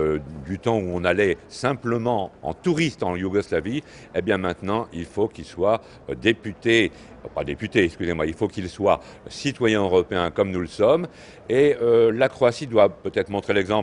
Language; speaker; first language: French; native; French